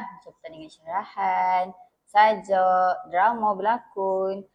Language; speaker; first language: Malay; native; Malay